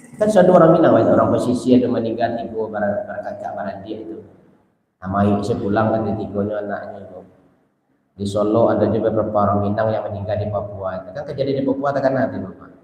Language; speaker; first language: Malay; non-native, local second language; Minangkabau